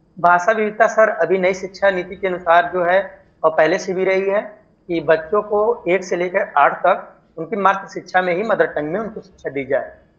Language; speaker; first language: Hindi; native; Hindi